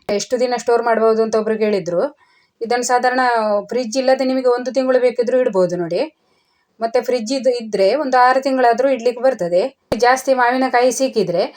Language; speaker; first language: Kannada; non-native, local second language; Konkani